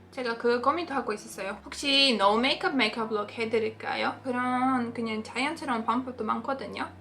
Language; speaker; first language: Korean; non-native, fluent; Latvian